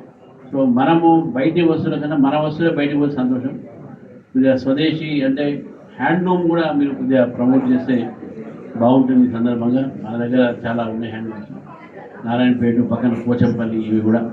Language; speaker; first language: Telugu; native; Telugu